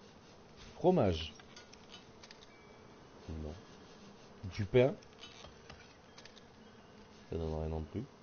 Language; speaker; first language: French; native; French